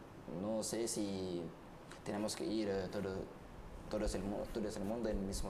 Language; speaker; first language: Spanish; non-native, learner; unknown